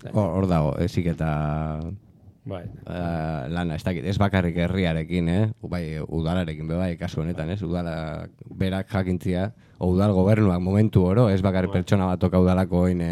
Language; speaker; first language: Basque; native; Basque